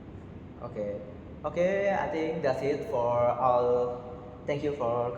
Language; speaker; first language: English; non-native, learner; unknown